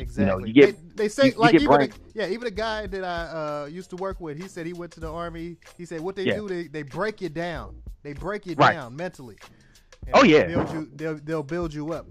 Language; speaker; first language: English; native; English